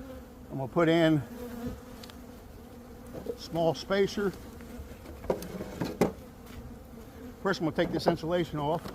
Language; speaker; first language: English; native; English